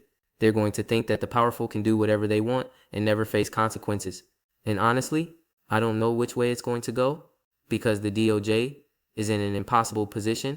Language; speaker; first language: English; native; English